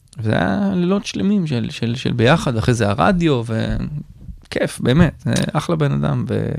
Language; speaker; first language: Hebrew; native; Hebrew